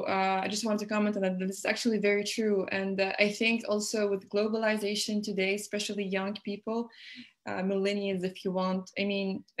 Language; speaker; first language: English; non-native, fluent; Arabic